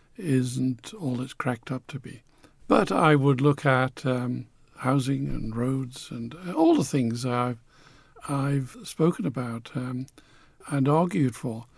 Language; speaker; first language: English; native; English